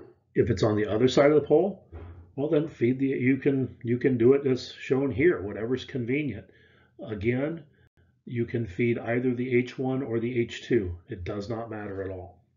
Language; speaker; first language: English; native; English